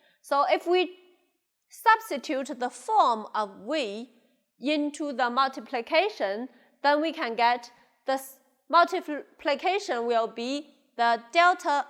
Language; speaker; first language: English; non-native, local second language; Chinese